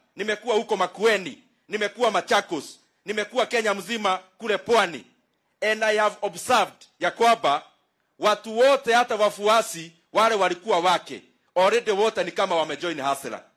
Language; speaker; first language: Swahili; non-native, local second language; Kikuyu